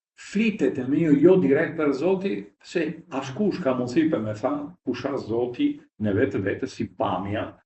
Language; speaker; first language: Albanian; non-native, fluent; Italian